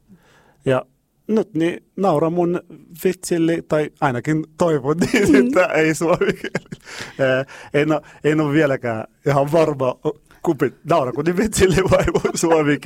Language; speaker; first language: Finnish; non-native, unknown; Arabic